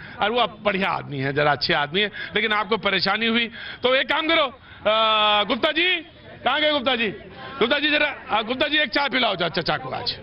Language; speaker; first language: Hindi; native; Hindi